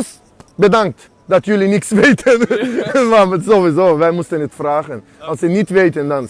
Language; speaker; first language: Dutch; non-native, fluent; Azerbaijani